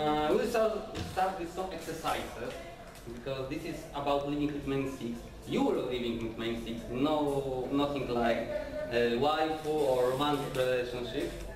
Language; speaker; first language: English; non-native, learner; Polish